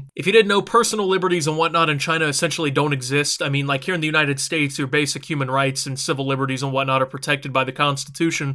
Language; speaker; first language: English; native; English